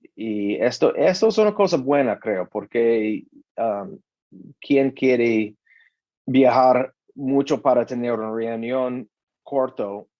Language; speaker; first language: Spanish; non-native, learner; English